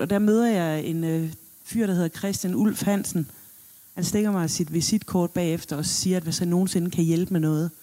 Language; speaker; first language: Danish; native; Danish